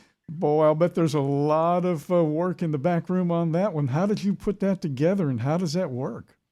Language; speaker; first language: English; native; English